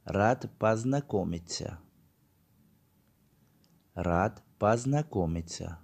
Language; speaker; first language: Russian; non-native, learner; Tajik